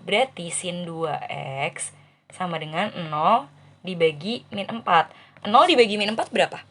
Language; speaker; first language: Indonesian; native; Indonesian